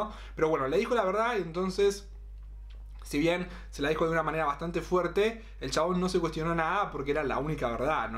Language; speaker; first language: Spanish; native; Spanish